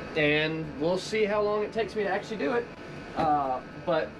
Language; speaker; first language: English; native; English